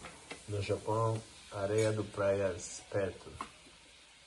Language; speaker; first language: Portuguese; non-native, learner; English